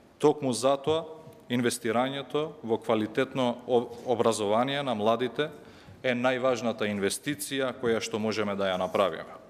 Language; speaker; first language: Macedonian; non-native, local second language; Albanian